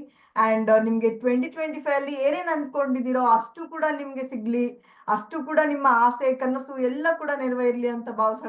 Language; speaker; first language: Kannada; native; Kannada